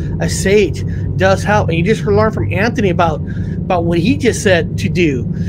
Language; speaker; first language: English; native; English